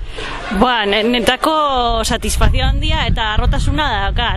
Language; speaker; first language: Basque; non-native, learner; Spanish